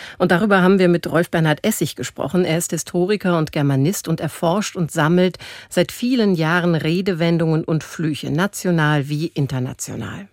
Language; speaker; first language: German; native; German